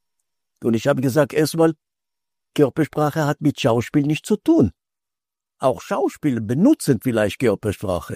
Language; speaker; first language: German; non-native, fluent; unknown